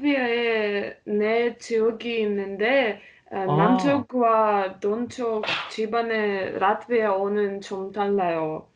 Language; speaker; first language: Korean; non-native, learner; Latvian